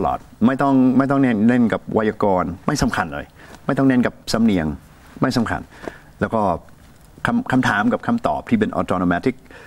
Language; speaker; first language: Thai; non-native, fluent; English